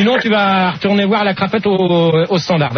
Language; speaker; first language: French; native; French